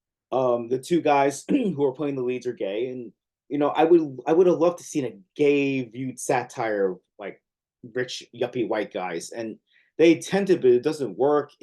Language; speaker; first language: English; native; English